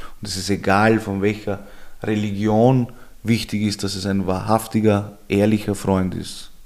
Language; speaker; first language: German; early bilingual, other home language; Georgian